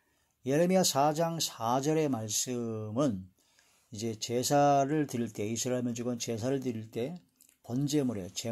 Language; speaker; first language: Korean; native; Korean